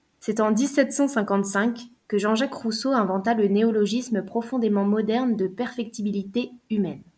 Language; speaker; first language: French; native; French